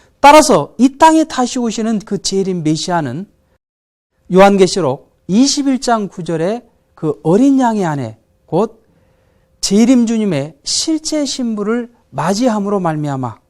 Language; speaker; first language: Korean; native; Korean